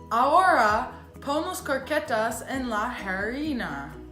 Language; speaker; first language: Spanish; non-native, learner; English